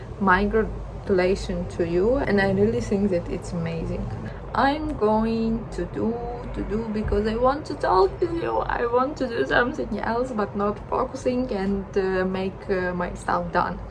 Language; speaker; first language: English; non-native, learner; Ukrainian